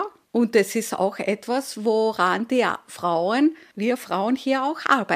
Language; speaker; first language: German; early bilingual, other home language; Spanish